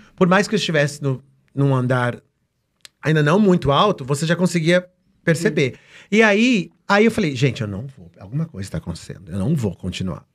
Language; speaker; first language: Portuguese; native; Portuguese